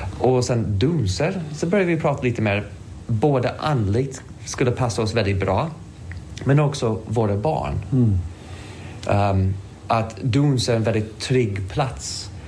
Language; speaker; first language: Swedish; non-native, fluent; English